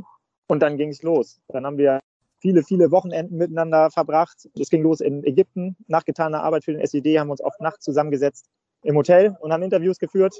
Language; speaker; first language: German; native; German